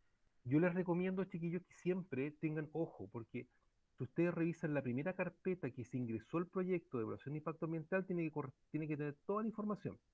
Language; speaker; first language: Spanish; native; Spanish